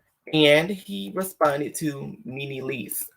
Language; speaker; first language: English; native; English